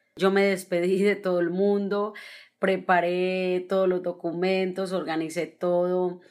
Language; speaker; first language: Spanish; native; Spanish